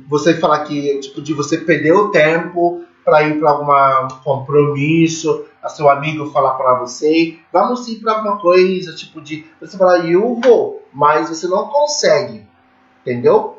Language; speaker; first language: Portuguese; non-native, fluent; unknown